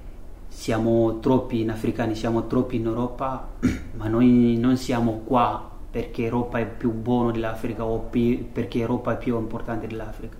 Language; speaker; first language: Italian; non-native, fluent; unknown